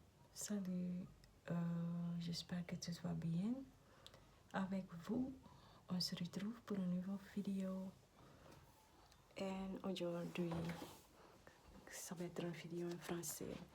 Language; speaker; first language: French; non-native, learner; Dutch